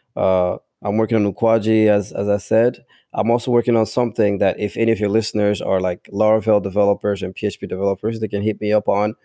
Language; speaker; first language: English; non-native, fluent; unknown